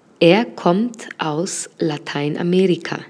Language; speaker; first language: German; non-native, fluent; Spanish